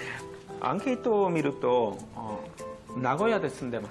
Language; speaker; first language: Japanese; non-native, fluent; Korean